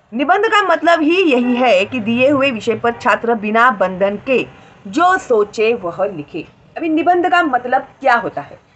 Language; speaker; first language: Hindi; non-native, local second language; Marathi